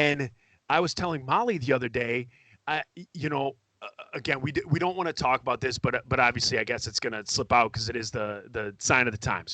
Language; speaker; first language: English; native; English